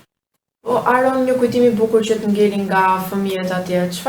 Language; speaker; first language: Albanian; native; Albanian